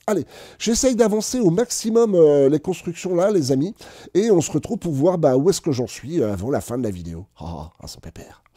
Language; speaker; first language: French; native; French